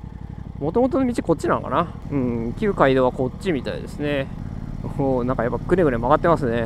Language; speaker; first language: Japanese; native; Japanese